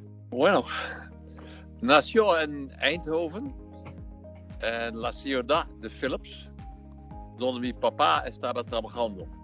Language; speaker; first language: Spanish; non-native, fluent; Dutch